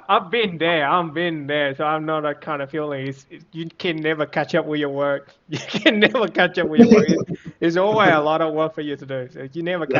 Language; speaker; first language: English; non-native, fluent; Vietnamese